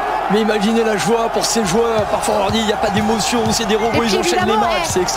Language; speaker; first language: French; native; French